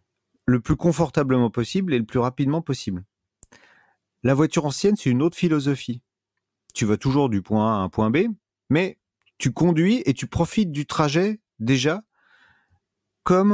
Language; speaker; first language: French; native; French